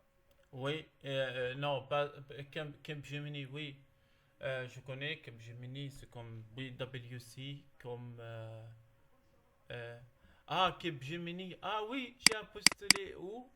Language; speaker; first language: French; non-native, learner; Arabic